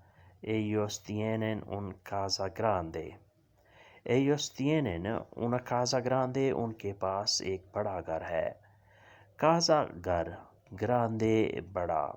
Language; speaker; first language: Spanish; non-native, learner; Urdu